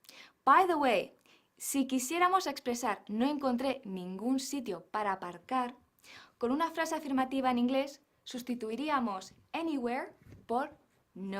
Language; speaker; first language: Spanish; non-native, fluent; English